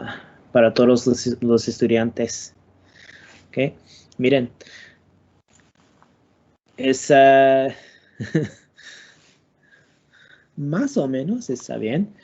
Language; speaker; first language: Spanish; non-native, learner; English